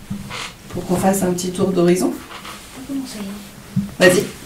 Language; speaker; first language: French; native; French